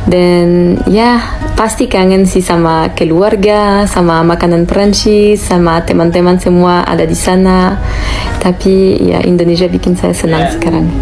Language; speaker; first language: Indonesian; non-native, fluent; French